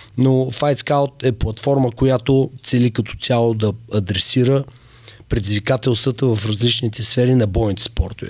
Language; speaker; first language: Bulgarian; native; Bulgarian